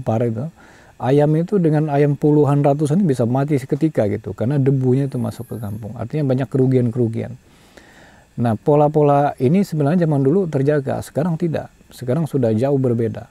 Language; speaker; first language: Indonesian; non-native, local second language; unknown